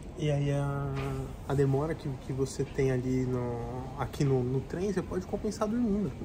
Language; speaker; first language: Portuguese; native; Portuguese